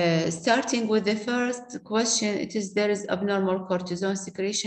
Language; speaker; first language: English; non-native, fluent; Arabic